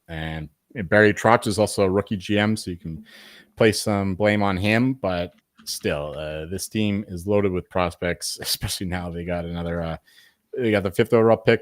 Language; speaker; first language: English; native; English